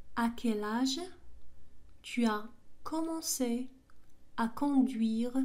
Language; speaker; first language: French; non-native, local second language; Arabic